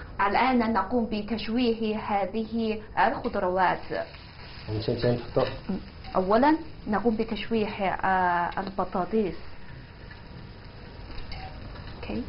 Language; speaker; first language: Arabic; non-native, fluent; Chinese